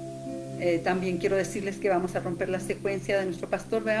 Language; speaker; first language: Spanish; native; Spanish